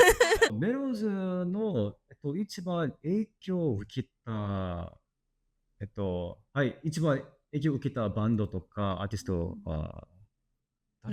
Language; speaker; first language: Japanese; non-native, learner; English